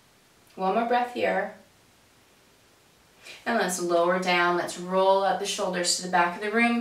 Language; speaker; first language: English; native; English